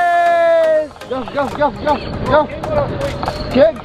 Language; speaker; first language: English; non-native, learner; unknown